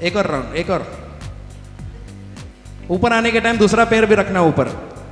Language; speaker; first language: Hindi; non-native, local second language; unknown